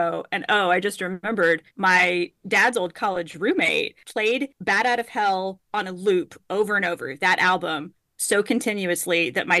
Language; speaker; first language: English; native; English